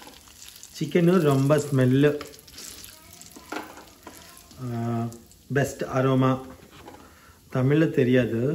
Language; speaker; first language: Tamil; non-native, learner; Telugu